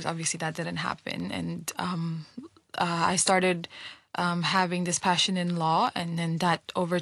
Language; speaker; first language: English; non-native, local second language; Nepali